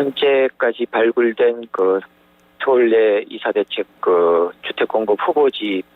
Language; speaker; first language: Korean; native; Korean